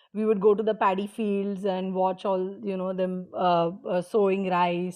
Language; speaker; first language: English; non-native, local second language; Marathi